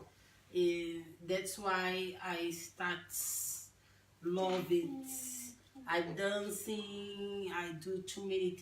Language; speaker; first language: English; non-native, learner; Portuguese